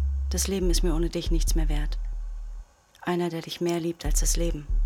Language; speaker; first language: German; native; German